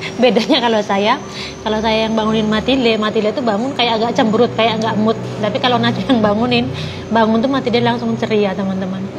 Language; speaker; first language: Indonesian; non-native, local second language; Javanese